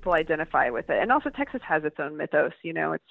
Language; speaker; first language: English; native; English